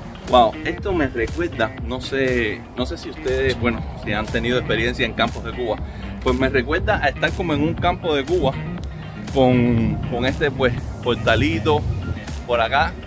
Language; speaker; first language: Spanish; native; Spanish